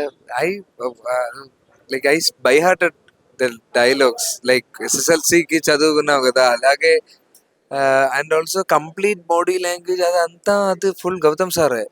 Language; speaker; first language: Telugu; non-native, learner; Malayalam